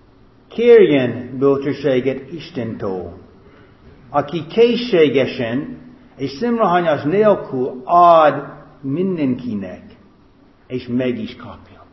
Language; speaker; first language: Hungarian; non-native, fluent; English